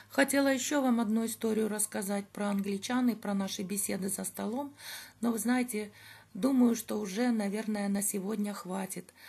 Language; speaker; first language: Russian; native; Russian